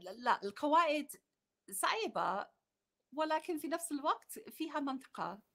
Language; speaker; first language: Arabic; non-native, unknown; English